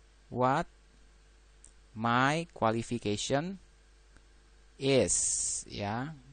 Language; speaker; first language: English; non-native, fluent; Indonesian